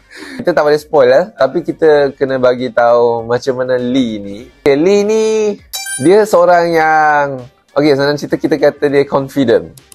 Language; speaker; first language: Malay; non-native, local second language; Chinese